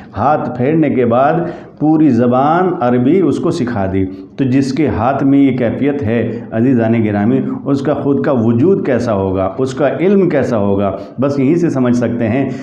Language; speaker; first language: Urdu; native; Urdu